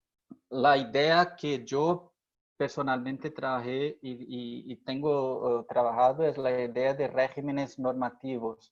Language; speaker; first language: Spanish; non-native, fluent; Portuguese